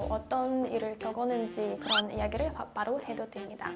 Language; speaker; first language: Korean; non-native, fluent; Russian